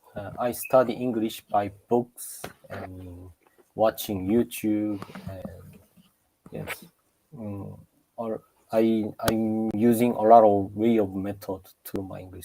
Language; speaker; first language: English; non-native, learner; Japanese